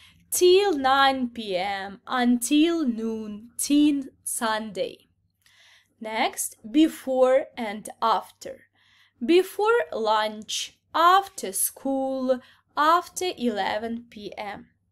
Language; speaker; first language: English; non-native, fluent; Ukrainian